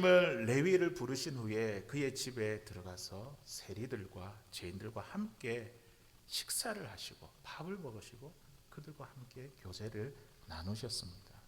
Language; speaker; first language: Korean; native; Korean